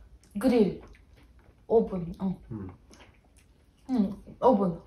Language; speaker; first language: Korean; non-native, learner; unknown